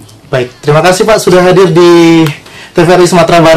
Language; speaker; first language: Indonesian; native; Indonesian